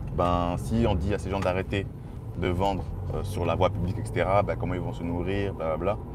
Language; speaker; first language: French; native; French